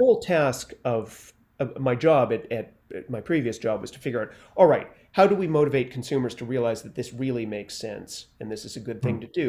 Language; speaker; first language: English; native; English